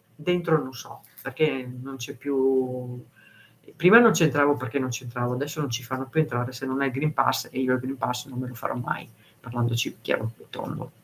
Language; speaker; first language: Italian; native; Italian